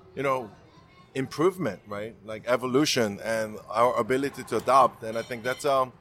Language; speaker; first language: English; non-native, fluent; Korean